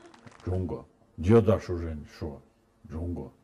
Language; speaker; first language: Chinese; non-native, fluent; Russian